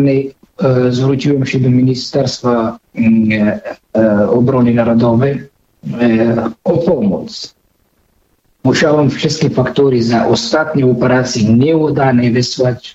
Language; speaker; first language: Polish; non-native, fluent; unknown